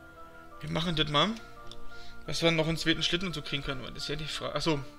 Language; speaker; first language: German; native; German